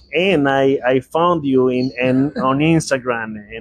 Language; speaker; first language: English; non-native, learner; Spanish